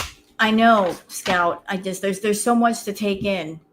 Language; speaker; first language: English; native; English